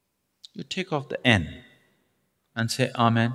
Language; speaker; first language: English; non-native, local second language; Tamil